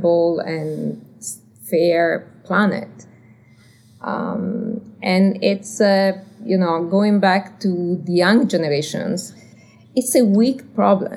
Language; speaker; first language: English; non-native, fluent; Italian